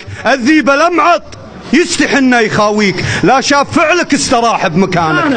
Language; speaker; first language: Arabic; native; Arabic